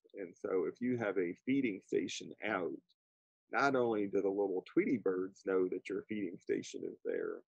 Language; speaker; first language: English; native; English